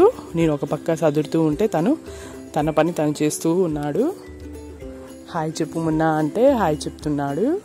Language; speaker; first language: Telugu; native; Telugu